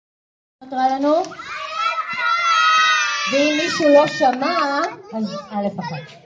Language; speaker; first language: Hebrew; native; Hebrew